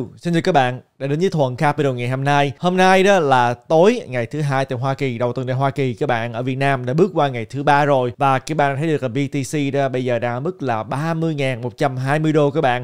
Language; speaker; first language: Vietnamese; native; Vietnamese